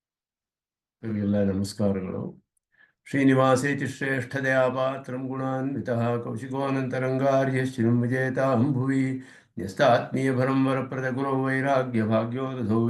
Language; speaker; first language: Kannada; native; Kannada